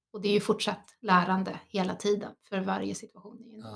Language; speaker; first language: Swedish; early bilingual, other home language; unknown